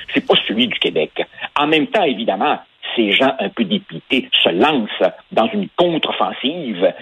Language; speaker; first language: French; early bilingual, other home language; Spanish